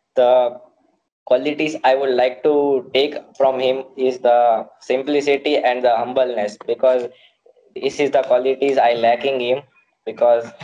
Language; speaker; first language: English; non-native, local second language; Gujarati